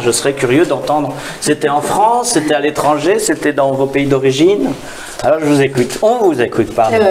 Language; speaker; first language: French; native; French